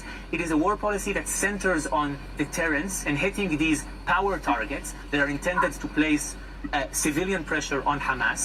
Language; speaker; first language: English; non-native, fluent; Hebrew